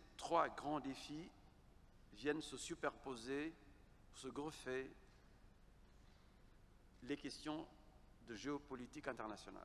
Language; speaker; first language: French; non-native, fluent; Kabuverdianu